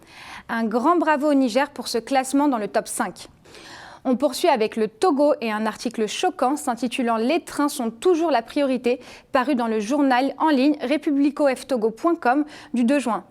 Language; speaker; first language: French; native; French